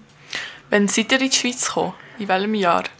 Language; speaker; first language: German; native; German